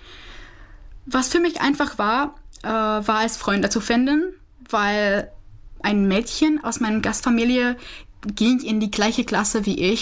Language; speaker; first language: German; non-native, fluent; Czech